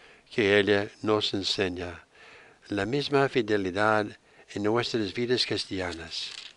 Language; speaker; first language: Spanish; non-native, fluent; English